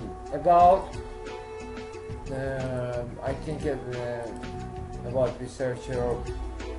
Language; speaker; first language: English; non-native, learner; Persian